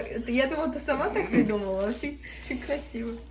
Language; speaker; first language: Russian; early bilingual, heritage; Russian